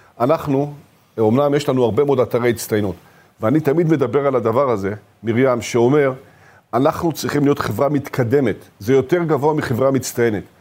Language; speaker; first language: Hebrew; native; Hebrew